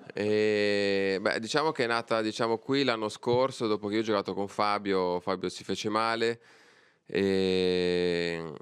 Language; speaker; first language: Italian; native; Italian